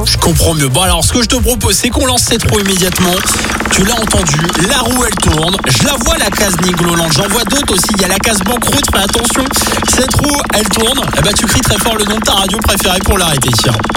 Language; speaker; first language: French; native; French